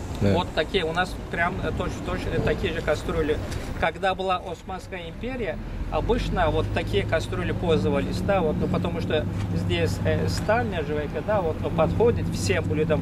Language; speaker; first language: Russian; non-native, fluent; Turkish